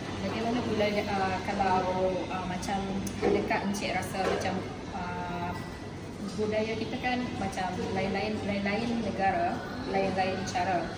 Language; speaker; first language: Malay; non-native, local second language; Iban